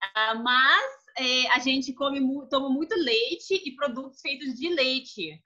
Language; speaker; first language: Portuguese; non-native, fluent; Russian